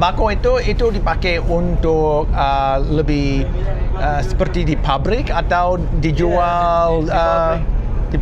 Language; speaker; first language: Indonesian; non-native, fluent; English